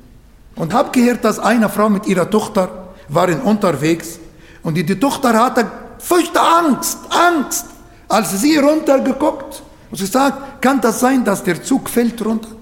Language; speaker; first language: German; non-native, learner; Arabic